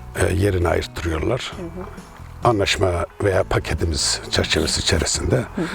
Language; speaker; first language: Turkish; native; Turkish